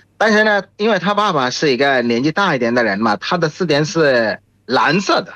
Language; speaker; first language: Chinese; non-native, fluent; Bangla